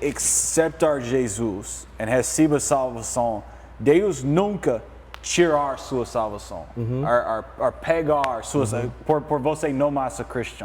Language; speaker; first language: Portuguese; non-native, learner; English